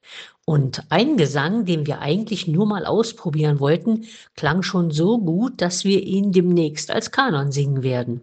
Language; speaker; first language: German; native; German